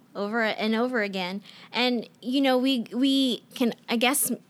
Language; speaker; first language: English; non-native, local second language; Filipino